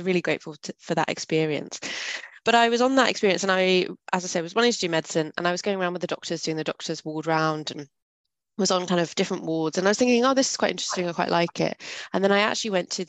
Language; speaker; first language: English; native; English